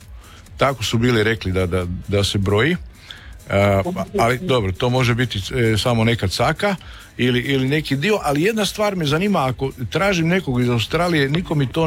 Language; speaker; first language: Serbian; native; Serbian